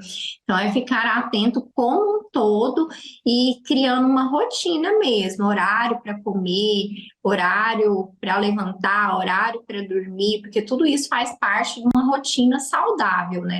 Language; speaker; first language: Portuguese; native; Portuguese